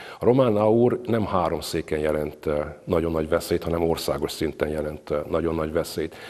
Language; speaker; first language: Hungarian; native; Hungarian